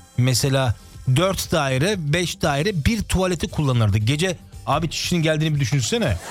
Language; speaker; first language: Turkish; early bilingual, heritage; Turkish